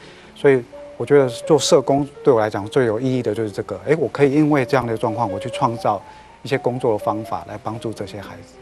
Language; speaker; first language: Chinese; native; Chinese